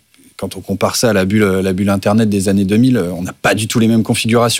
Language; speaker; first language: French; native; French